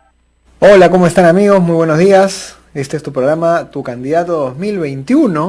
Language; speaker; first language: Spanish; native; Spanish